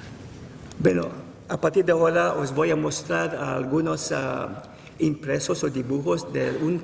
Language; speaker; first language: Spanish; non-native, fluent; Filipino